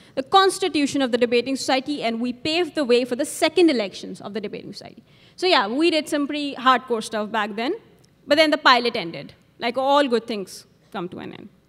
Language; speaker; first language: English; non-native, local second language; Urdu